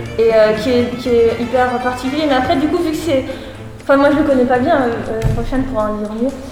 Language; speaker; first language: French; early bilingual, other home language; Thai